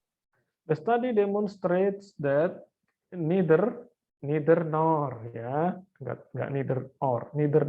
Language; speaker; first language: English; non-native, fluent; Indonesian